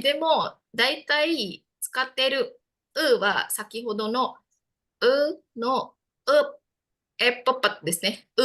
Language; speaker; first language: Japanese; non-native, fluent; Indonesian